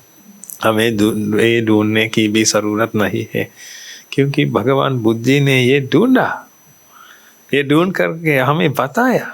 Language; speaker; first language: Hindi; non-native, fluent; Sinhala